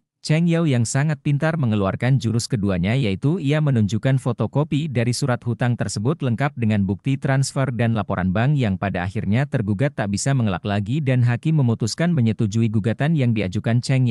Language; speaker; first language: Indonesian; native; Indonesian